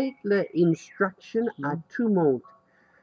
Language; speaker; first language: French; non-native, learner; English